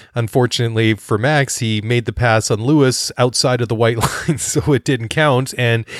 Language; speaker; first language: English; native; English